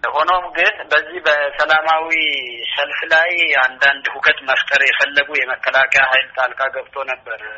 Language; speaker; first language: Amharic; non-native, local second language; Oromo